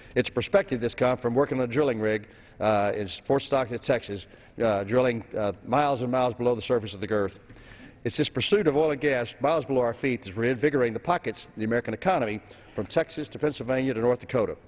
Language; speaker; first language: English; native; English